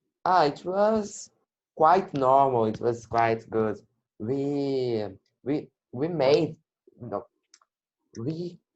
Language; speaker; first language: English; non-native, learner; Portuguese